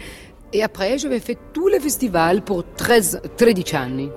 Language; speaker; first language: French; non-native, fluent; Italian